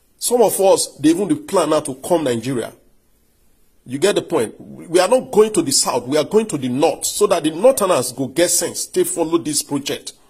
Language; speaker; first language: Nigerian Pidgin; non-native, local second language; Yoruba